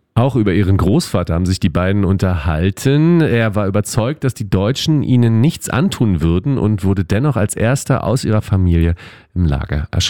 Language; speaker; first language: German; native; German